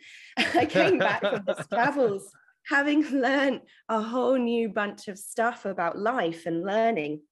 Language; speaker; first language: English; native; English